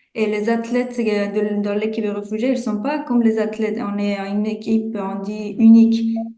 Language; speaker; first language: French; non-native, fluent; Persian